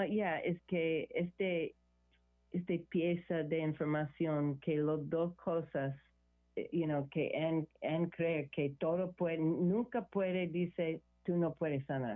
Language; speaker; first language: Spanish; non-native, learner; English